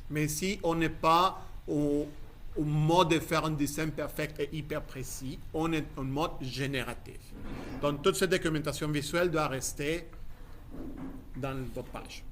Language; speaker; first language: French; non-native, fluent; Spanish